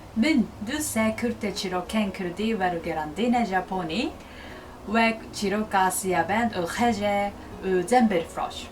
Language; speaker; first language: Kurdish; non-native, learner; Japanese